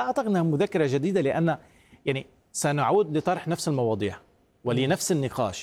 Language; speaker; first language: Arabic; native; Arabic